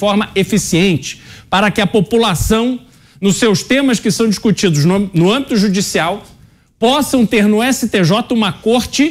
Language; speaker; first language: Portuguese; native; Portuguese